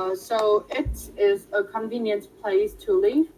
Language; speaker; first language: English; non-native, fluent; Vietnamese